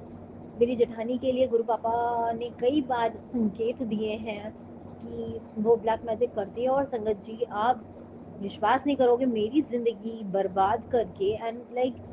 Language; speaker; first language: Hindi; native; Hindi